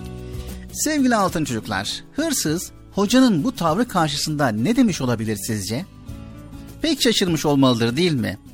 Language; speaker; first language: Turkish; native; Turkish